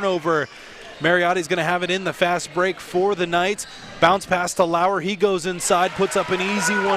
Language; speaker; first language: English; native; English